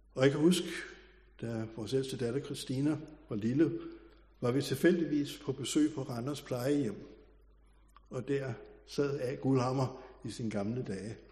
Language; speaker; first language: Danish; native; Danish